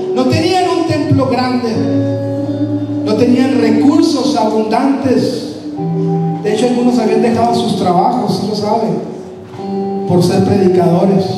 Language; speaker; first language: Spanish; native; Spanish